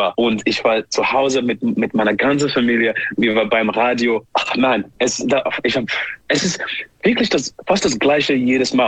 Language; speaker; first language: German; non-native, learner; English